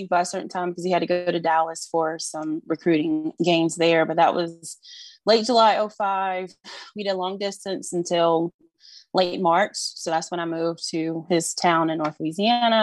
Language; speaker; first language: English; native; English